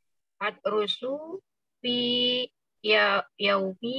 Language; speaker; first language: Arabic; non-native, learner; Indonesian